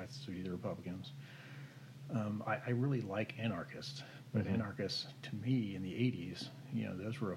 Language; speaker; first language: English; native; English